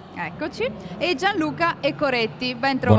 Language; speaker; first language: Italian; native; Italian